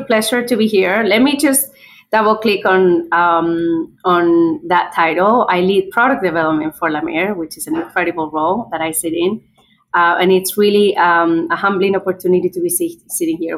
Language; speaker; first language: English; non-native, fluent; Spanish